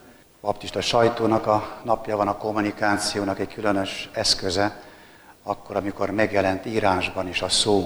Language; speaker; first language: Hungarian; native; Hungarian